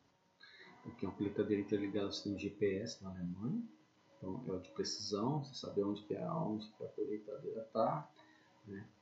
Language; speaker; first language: Portuguese; native; Portuguese